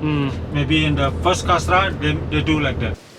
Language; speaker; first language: English; non-native, learner; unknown